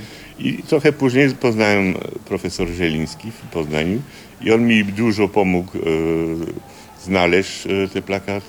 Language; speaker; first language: Polish; early bilingual, heritage; French